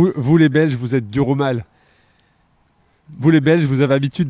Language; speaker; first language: French; native; French